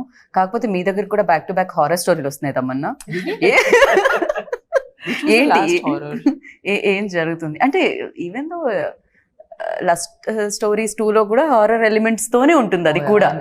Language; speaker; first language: Telugu; native; Telugu